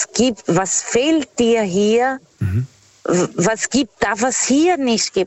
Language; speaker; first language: German; non-native, fluent; Portuguese